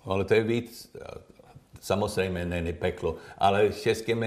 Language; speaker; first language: Czech; non-native, learner; Swedish